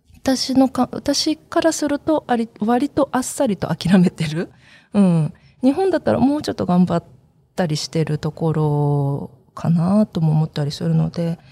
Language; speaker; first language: Japanese; early bilingual, other home language; Korean